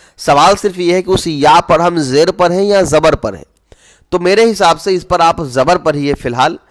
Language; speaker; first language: Urdu; native; Urdu